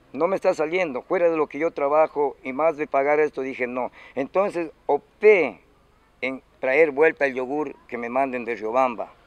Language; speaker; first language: Spanish; native; Spanish